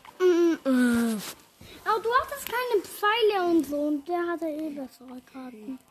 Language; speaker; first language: German; native; German